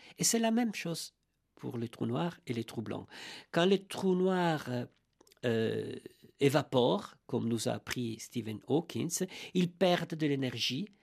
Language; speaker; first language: French; non-native, fluent; Italian